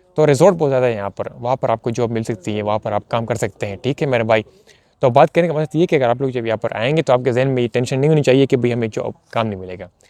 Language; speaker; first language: Urdu; non-native, local second language; Punjabi